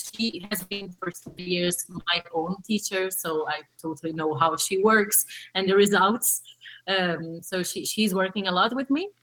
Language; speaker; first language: English; early bilingual, other home language; Portuguese